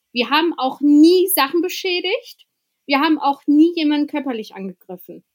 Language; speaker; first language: German; early bilingual, other home language; Albanian